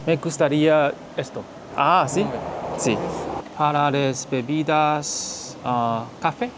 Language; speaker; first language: Spanish; non-native, learner; Chinese